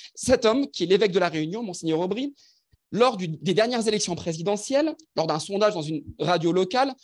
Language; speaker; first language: French; non-native, local second language; Arabic